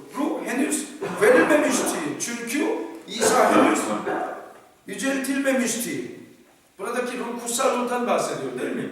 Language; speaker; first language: Turkish; non-native, fluent; Korean